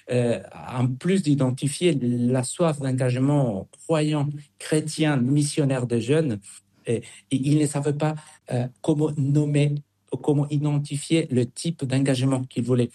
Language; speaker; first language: French; non-native, fluent; Spanish